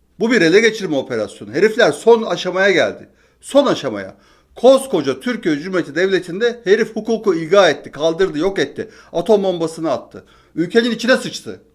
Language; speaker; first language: Turkish; native; Turkish